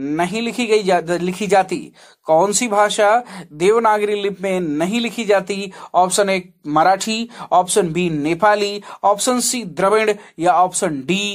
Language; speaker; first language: Hindi; native; Hindi